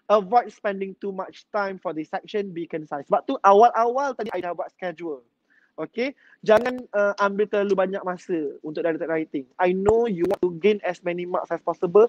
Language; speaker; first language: English; non-native, local second language; Malay